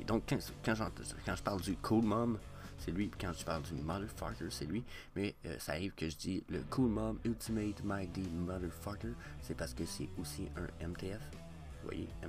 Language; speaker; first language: French; native; French